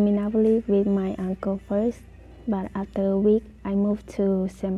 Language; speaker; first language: English; non-native, learner; Lao